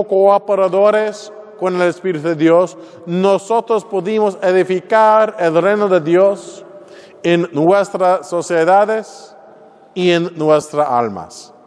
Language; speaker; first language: Spanish; non-native, fluent; English